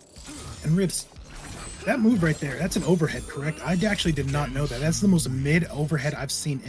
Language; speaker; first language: English; native; English